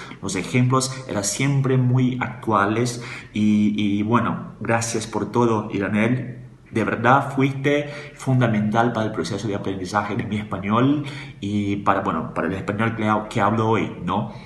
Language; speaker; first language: Spanish; non-native, fluent; Portuguese